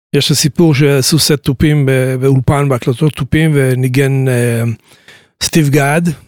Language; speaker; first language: Hebrew; native; Hebrew